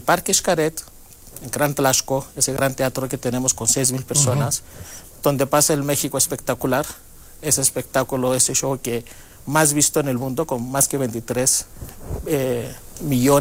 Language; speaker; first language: Spanish; non-native, fluent; Greek